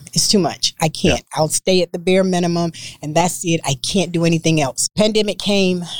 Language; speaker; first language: English; native; English